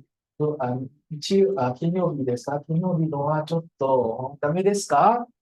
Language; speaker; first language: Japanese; non-native, fluent; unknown